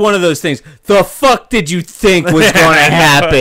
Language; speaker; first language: English; native; English